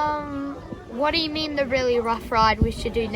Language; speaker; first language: English; native; English